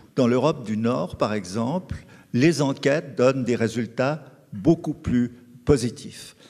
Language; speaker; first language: French; native; French